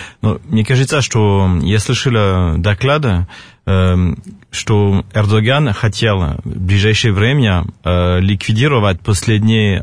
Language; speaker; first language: Russian; non-native, fluent; French